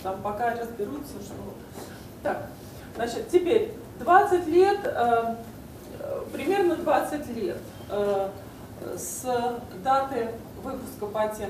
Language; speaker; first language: Russian; native; Russian